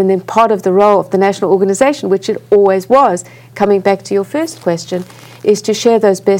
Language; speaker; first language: English; native; English